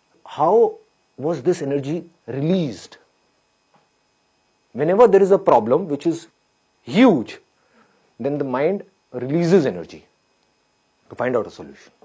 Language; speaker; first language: English; non-native, local second language; Hindi